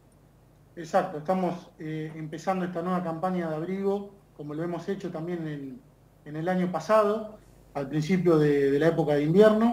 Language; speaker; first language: Spanish; native; Spanish